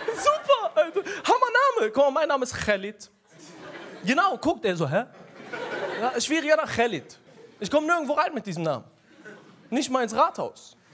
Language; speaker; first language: German; native; German